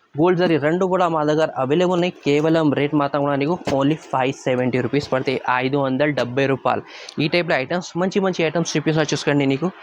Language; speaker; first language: Telugu; non-native, local second language; Urdu